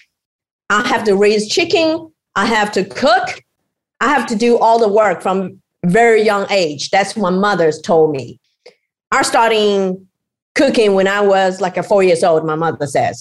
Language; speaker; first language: English; non-native, fluent; Chinese